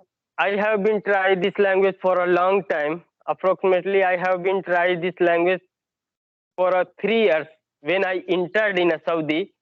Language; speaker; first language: English; non-native, learner; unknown